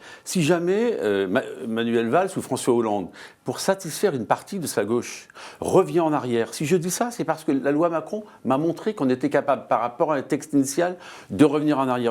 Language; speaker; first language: French; native; French